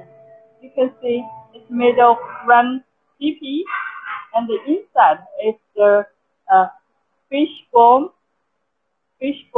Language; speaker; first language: English; non-native, local second language; Chinese